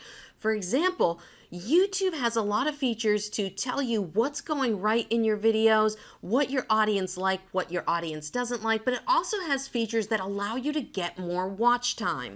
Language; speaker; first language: English; native; English